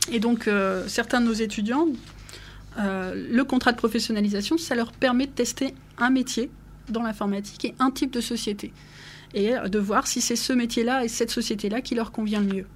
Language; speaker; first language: French; native; French